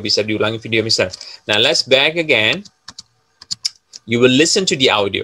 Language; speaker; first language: English; non-native, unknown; Indonesian